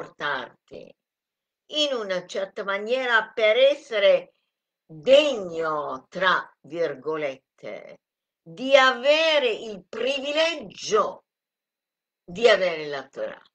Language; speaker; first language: Italian; non-native, fluent; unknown